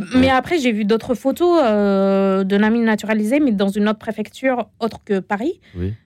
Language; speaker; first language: French; non-native, fluent; Arabic